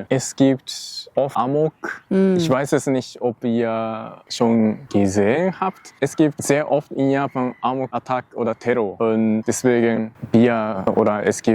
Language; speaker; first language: German; non-native, learner; Japanese